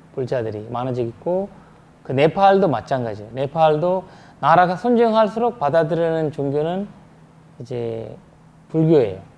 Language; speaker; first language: Korean; non-native, fluent; Sinhala